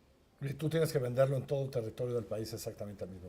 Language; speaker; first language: Spanish; native; Spanish